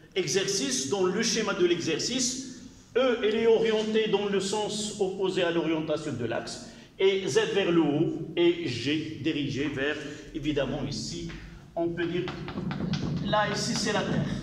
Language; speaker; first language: French; non-native, local second language; Arabic